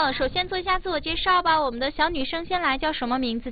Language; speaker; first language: Chinese; native; Chinese